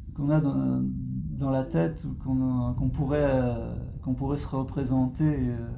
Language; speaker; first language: French; native; French